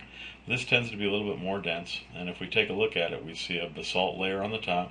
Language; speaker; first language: English; native; English